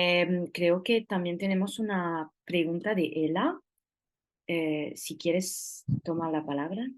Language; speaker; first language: Spanish; non-native, fluent; French